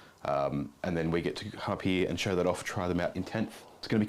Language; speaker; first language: English; native; English